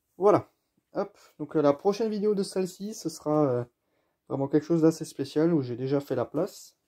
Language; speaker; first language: French; native; French